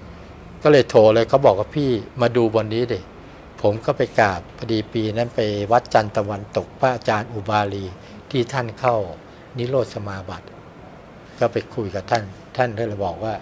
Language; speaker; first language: Thai; native; Thai